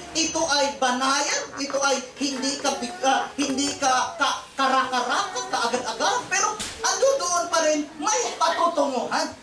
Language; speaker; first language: Filipino; non-native, local second language; Cebuano